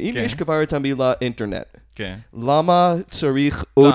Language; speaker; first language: Hebrew; non-native, fluent; English